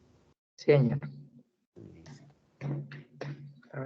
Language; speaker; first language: Spanish; native; Spanish